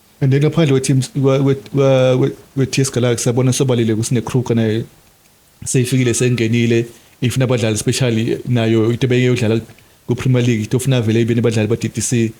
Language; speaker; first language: Zulu; non-native, local second language; Swati